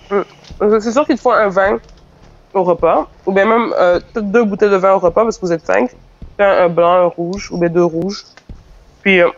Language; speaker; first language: French; native; French